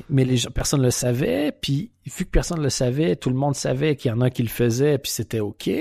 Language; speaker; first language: French; native; French